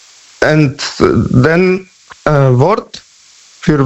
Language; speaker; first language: German; non-native, learner; Polish